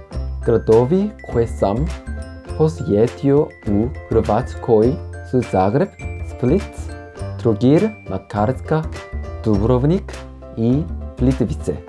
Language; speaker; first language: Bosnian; non-native, learner; Korean